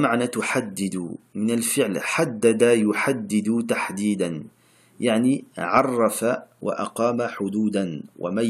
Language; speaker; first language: Arabic; non-native, fluent; French